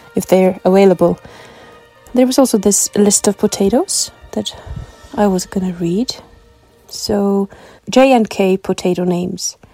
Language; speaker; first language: English; non-native, fluent; Icelandic